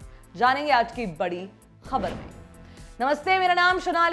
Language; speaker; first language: Hindi; native; Hindi